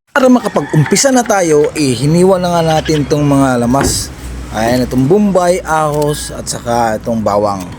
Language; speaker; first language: Filipino; non-native, local second language; Cebuano